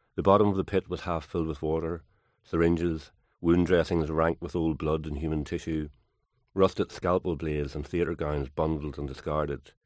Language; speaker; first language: English; native; English